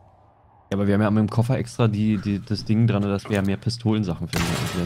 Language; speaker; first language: German; native; German